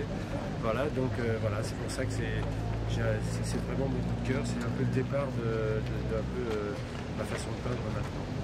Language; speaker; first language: French; native; French